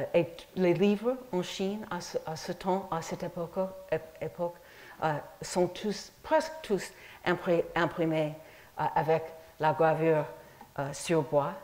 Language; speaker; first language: French; non-native, fluent; English